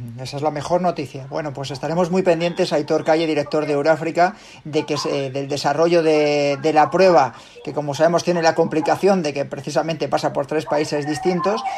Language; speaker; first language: Spanish; native; Spanish